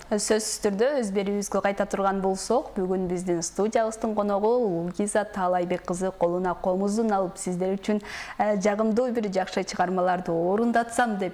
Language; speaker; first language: Kyrgyz; native; Kyrgyz